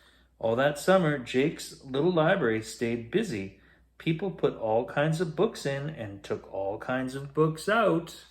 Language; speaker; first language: English; native; English